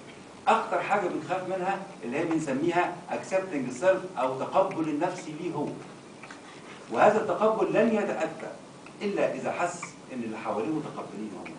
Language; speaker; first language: Arabic; native; Arabic